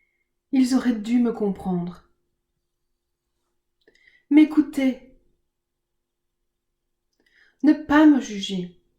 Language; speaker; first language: French; native; French